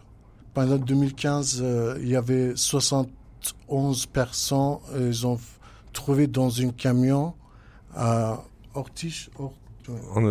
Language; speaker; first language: French; non-native, learner; Kurdish